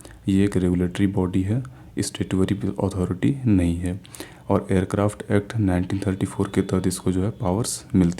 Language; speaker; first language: Hindi; native; Hindi